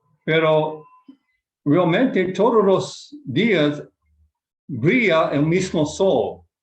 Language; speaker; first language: Spanish; non-native, fluent; Japanese